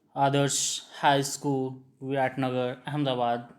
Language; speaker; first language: English; non-native, local second language; Gujarati